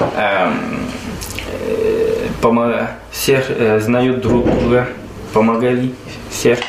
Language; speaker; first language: Russian; non-native, learner; French